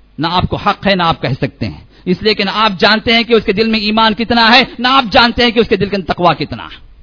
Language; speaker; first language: Urdu; native; Urdu